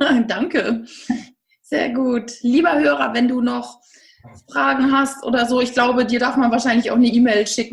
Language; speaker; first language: German; native; German